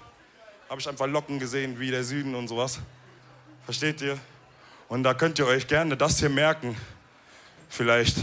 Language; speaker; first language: German; early bilingual, other home language; Wolof